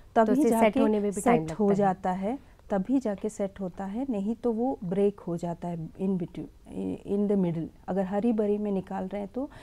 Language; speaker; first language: Hindi; non-native, local second language; Tamil